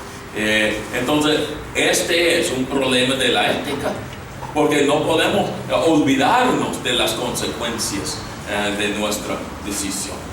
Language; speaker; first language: Spanish; non-native, fluent; English